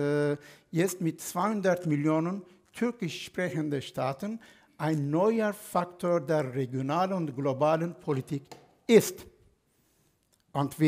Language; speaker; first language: German; non-native, fluent; Turkish